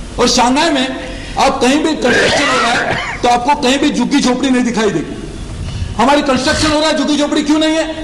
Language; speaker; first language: Hindi; non-native, local second language; Marathi